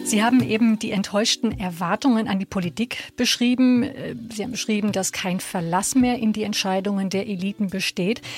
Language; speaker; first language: German; native; German